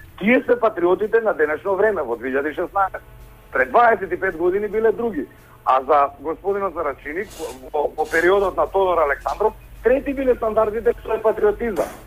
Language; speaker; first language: Macedonian; native; Macedonian